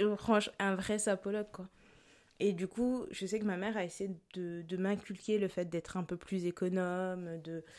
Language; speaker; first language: French; early bilingual, other home language; Lingala